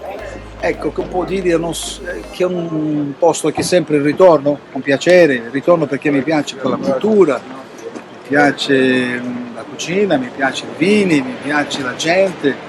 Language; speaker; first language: Italian; non-native, learner; Portuguese